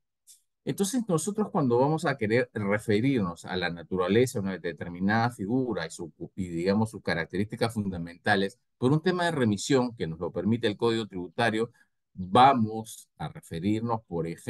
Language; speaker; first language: Spanish; native; Spanish